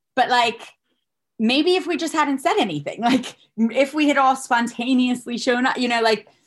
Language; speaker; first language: English; native; English